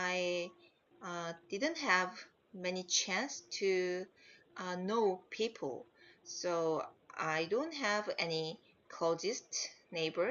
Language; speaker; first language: English; non-native, learner; Korean